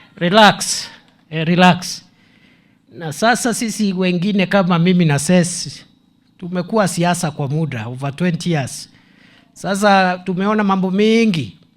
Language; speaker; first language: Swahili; non-native, local second language; Kikuyu